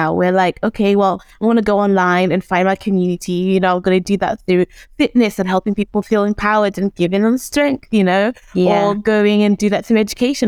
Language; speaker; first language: English; early bilingual, other home language; Shona